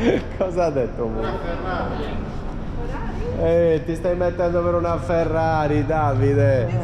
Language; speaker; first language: Italian; native; Italian